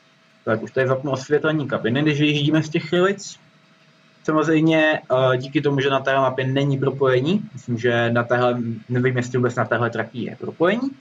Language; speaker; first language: Czech; native; Czech